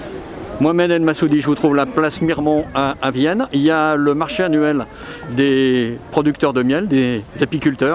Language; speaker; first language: French; native; French